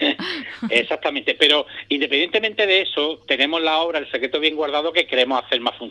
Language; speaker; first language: Spanish; native; Spanish